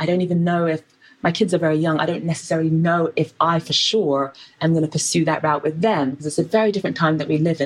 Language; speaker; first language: English; native; English